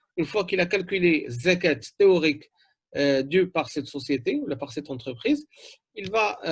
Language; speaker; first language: French; non-native, local second language; Arabic